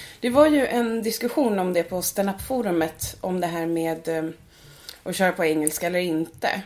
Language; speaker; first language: Swedish; native; Swedish